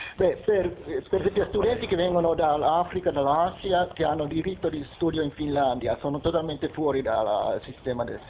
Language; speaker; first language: Italian; non-native, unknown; Finnish